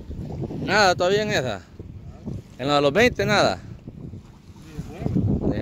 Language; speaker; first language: Spanish; native; Spanish